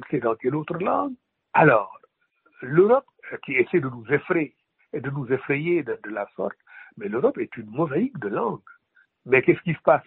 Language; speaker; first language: French; non-native, local second language; Wolof